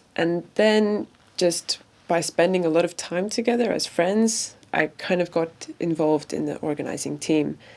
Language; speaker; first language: English; non-native, fluent; Latvian